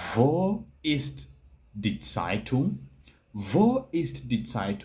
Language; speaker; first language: German; non-native, learner; English